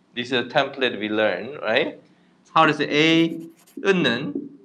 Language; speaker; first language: English; non-native, fluent; Korean